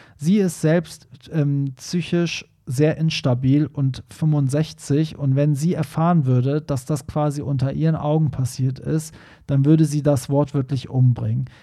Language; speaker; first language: German; non-native, fluent; Persian